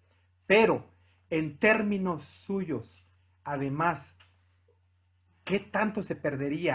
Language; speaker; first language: Spanish; native; Spanish